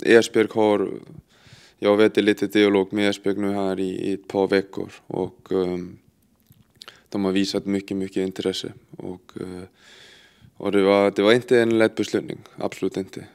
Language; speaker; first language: Swedish; non-native, fluent; Icelandic